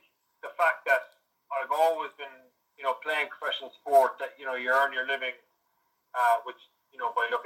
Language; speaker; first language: English; native; English